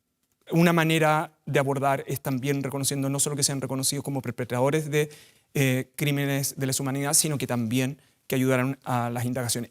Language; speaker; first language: Spanish; native; Spanish